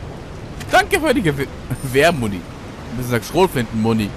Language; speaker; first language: German; native; German